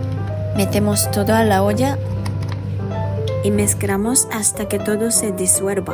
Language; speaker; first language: Spanish; non-native, fluent; Japanese